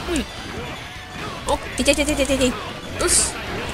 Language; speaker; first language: Japanese; native; Japanese